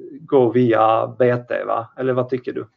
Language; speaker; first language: Swedish; non-native, fluent; Polish